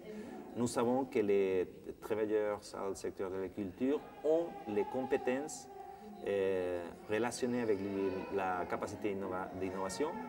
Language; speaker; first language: French; non-native, fluent; Spanish